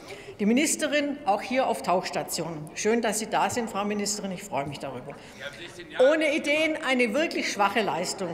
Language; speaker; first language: German; native; German